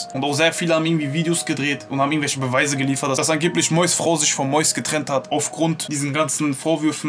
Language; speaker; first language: German; native; German